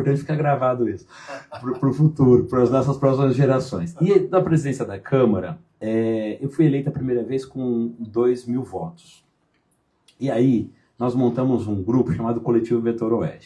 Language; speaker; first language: Portuguese; native; Portuguese